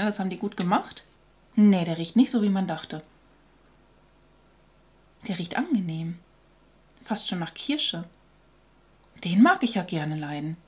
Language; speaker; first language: German; native; German